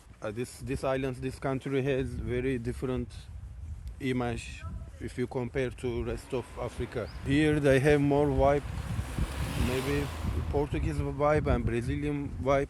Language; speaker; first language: English; non-native, learner; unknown